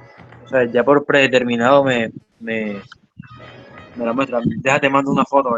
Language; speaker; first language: Spanish; native; Spanish